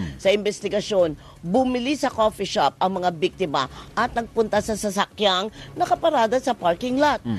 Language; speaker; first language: Filipino; native; Filipino